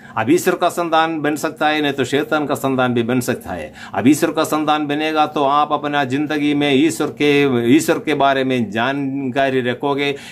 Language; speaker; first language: Hindi; non-native, local second language; Malayalam